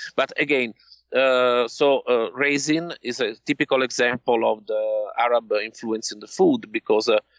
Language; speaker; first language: English; non-native, fluent; Italian